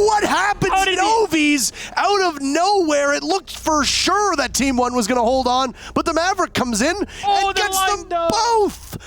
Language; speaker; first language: English; native; English